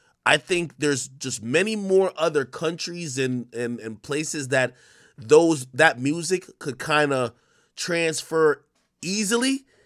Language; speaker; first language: English; native; English